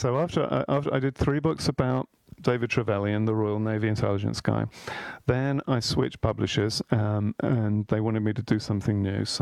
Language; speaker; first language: English; native; English